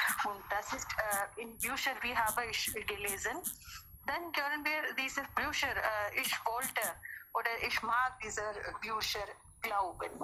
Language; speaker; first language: German; non-native, learner; Hindi